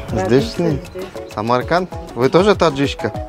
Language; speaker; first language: Russian; non-native, local second language; Tatar